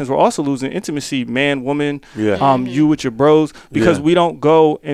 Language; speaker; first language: English; native; English